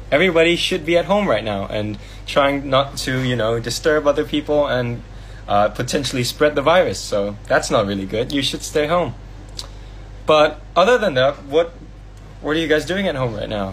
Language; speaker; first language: English; non-native, fluent; Thai